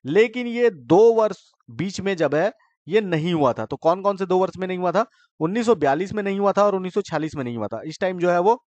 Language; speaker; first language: Hindi; native; Hindi